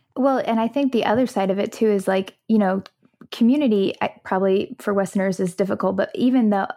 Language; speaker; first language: English; native; English